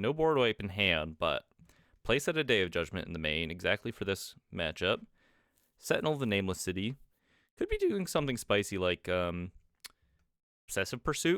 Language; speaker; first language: English; native; English